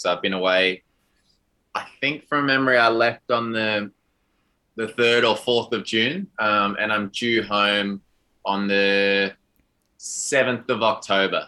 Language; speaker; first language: English; native; English